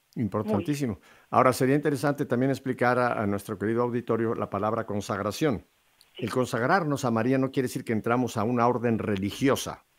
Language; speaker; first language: Spanish; native; Spanish